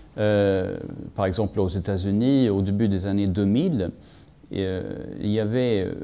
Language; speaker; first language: French; non-native, fluent; Swedish